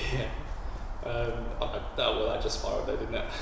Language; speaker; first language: English; native; English